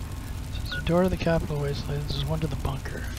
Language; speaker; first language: English; native; English